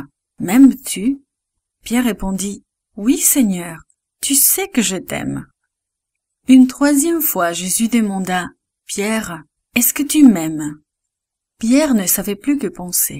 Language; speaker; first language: French; native; French